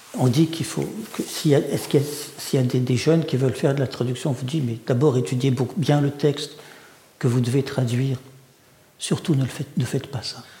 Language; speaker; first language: French; early bilingual, other home language; Russian